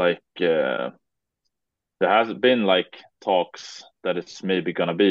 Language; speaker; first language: English; non-native, fluent; Swedish